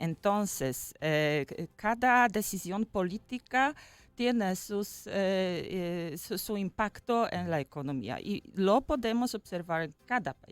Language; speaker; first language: Spanish; non-native, fluent; Polish